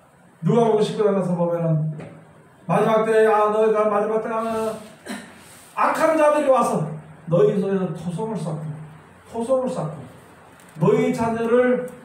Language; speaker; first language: Korean; native; Korean